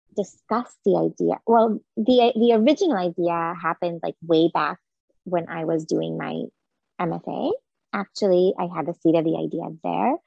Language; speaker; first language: English; non-native, fluent; Hebrew